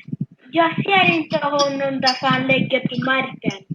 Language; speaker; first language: Swedish; early bilingual, other home language; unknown